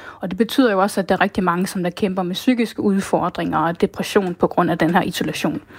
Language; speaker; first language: Danish; native; Danish